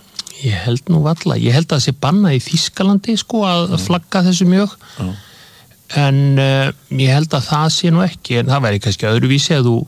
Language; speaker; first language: Icelandic; native; Icelandic